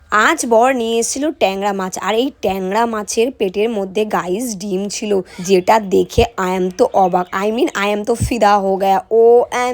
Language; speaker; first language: Bangla; native; Bangla